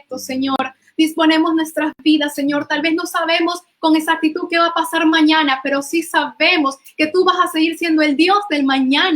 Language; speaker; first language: Spanish; native; Spanish